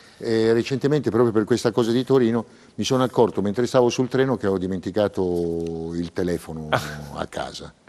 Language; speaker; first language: Italian; early bilingual, heritage; Italian